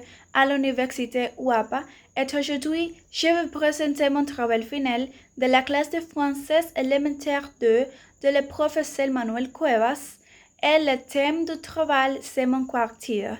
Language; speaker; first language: French; non-native, learner; Spanish